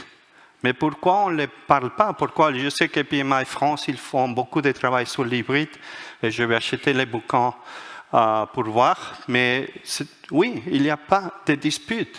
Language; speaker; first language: French; non-native, fluent; Spanish